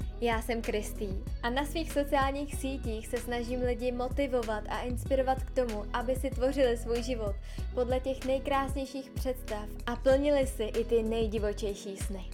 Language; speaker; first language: Czech; native; Czech